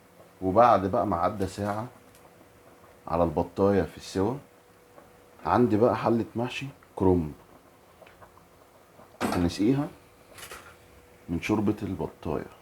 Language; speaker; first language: Arabic; native; Arabic